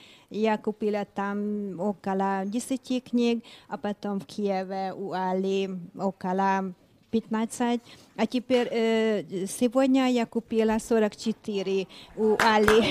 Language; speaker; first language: Russian; non-native, fluent; English